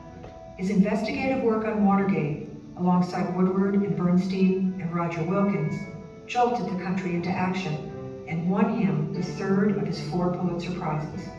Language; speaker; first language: English; native; English